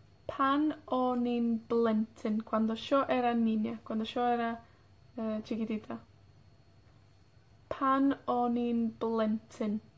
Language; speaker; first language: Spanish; non-native, fluent; Welsh